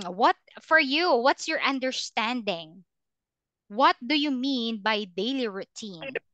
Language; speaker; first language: English; non-native, fluent; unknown